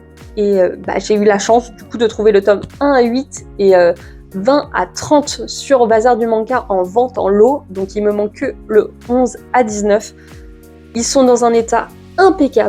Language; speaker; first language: French; native; French